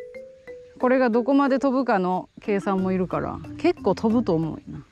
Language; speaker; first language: Japanese; native; Japanese